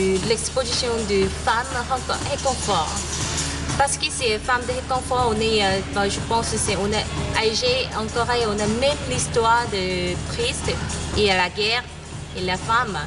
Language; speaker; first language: French; non-native, learner; Korean